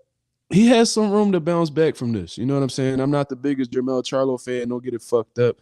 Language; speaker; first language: English; native; English